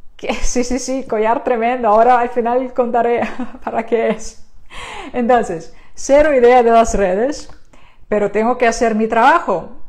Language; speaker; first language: Spanish; non-native, fluent; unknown